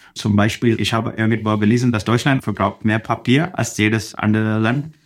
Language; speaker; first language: German; non-native, fluent; Telugu